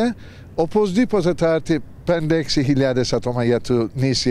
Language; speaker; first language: Greek; non-native, learner; Turkish